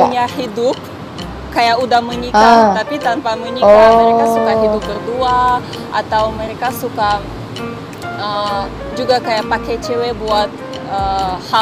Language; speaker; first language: Indonesian; non-native, fluent; Russian